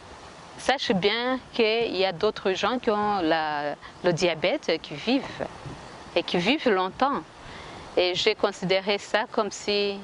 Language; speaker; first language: French; non-native, local second language; Kinyarwanda